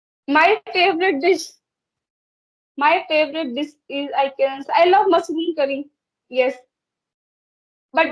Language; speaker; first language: English; non-native, learner; Hindi